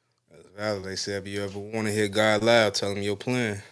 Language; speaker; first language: English; native; English